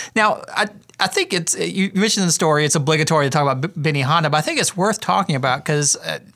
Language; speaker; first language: English; native; English